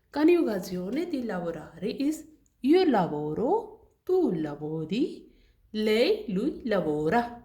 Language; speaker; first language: Italian; non-native, learner; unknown